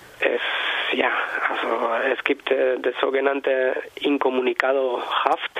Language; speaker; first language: German; non-native, learner; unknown